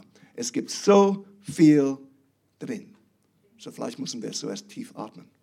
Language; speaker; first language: German; non-native, fluent; English